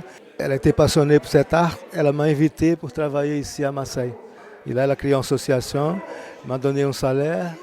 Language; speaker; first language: French; non-native, fluent; Portuguese